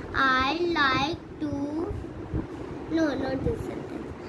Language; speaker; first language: English; non-native, learner; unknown